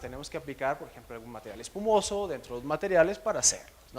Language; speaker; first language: Spanish; native; Spanish